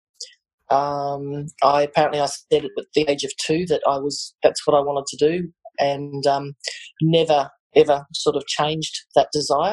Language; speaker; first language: English; native; English